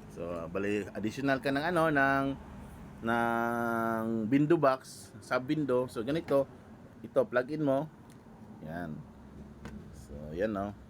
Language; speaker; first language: Filipino; non-native, local second language; Cebuano